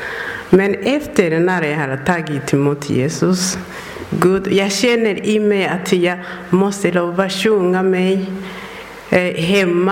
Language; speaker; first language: Swedish; non-native, learner; Persian